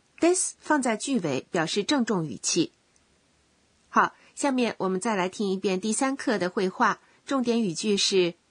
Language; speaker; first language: Chinese; native; Chinese